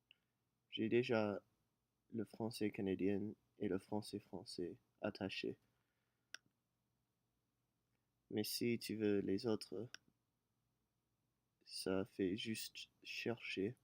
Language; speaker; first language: French; non-native, learner; English